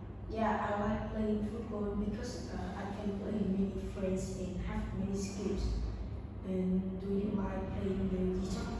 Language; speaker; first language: English; non-native, learner; Vietnamese